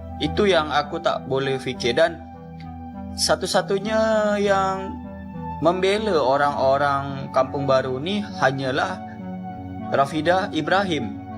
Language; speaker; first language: Malay; native; Malay